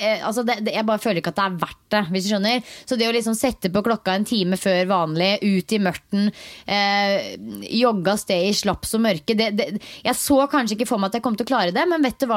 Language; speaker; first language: Norwegian; native; Norwegian